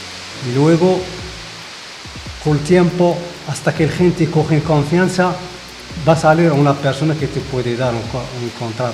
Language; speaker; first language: Spanish; non-native, fluent; Arabic